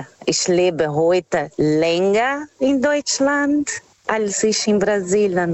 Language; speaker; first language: German; non-native, learner; Portuguese